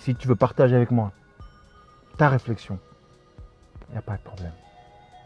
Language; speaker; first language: French; early bilingual, other home language; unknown